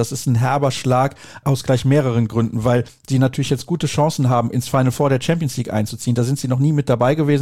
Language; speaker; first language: German; native; German